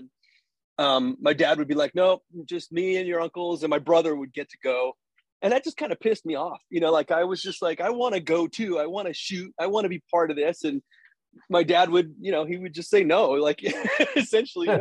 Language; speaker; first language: English; native; English